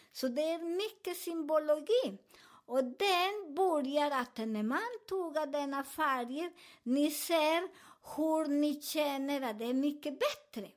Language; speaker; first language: Swedish; non-native, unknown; Spanish